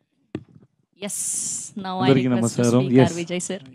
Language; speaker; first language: Telugu; native; Telugu